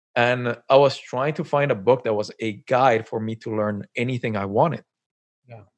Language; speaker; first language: English; non-native, fluent; Spanish